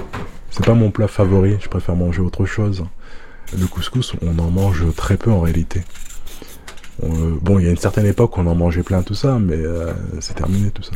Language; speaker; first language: French; early bilingual, other home language; Arabic